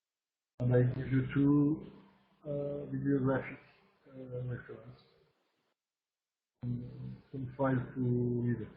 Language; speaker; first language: English; non-native, learner; French